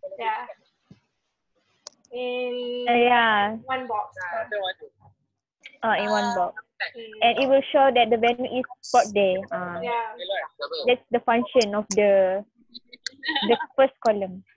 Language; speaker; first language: English; non-native, learner; Malay